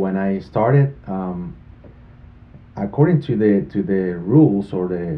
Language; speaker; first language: English; non-native, fluent; Spanish